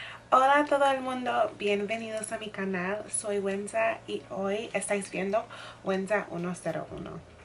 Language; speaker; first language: Spanish; non-native, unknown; English